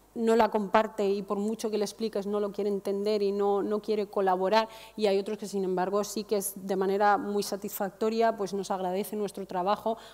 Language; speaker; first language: Spanish; non-native, fluent; Arabic